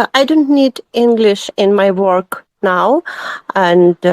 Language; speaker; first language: English; non-native, learner; Ukrainian